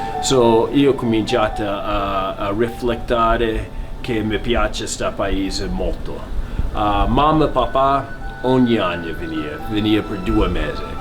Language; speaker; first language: Italian; early bilingual, heritage; Italian